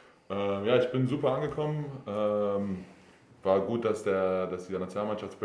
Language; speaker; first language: German; native; German